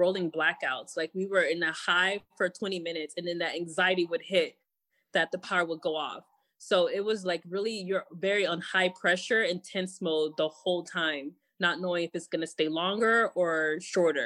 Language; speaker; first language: English; native; English